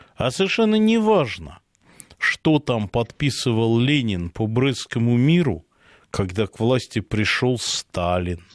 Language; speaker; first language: Russian; native; Russian